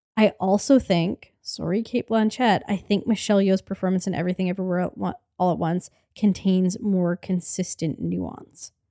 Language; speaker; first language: English; native; English